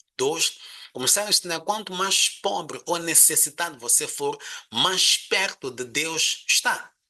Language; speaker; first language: Portuguese; non-native, local second language; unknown